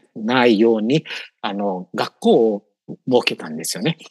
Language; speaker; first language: Japanese; non-native, fluent; English